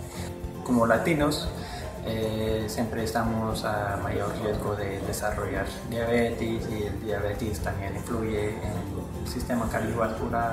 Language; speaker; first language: Spanish; early bilingual, heritage; Spanish